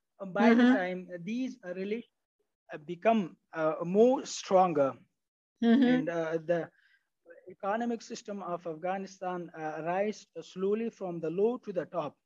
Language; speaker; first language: English; non-native, fluent; Pashto